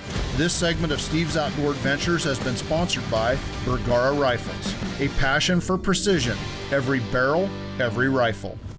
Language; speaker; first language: English; native; English